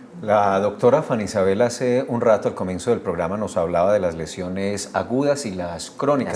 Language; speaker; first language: Spanish; native; Spanish